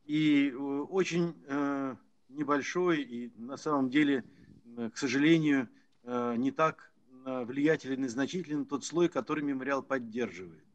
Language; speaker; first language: Russian; native; Russian